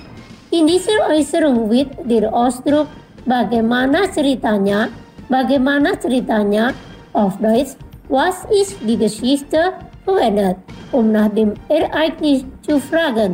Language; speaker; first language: German; non-native, fluent; Indonesian